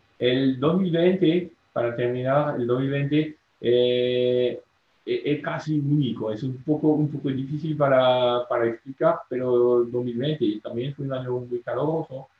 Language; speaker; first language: Spanish; non-native, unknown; French